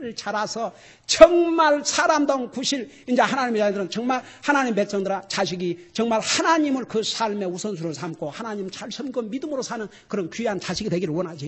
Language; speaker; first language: Korean; native; Korean